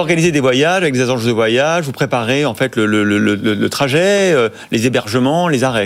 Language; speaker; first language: French; native; French